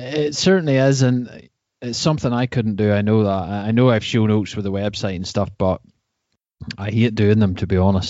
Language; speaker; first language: English; native; English